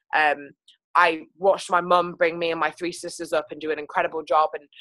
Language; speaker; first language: English; native; English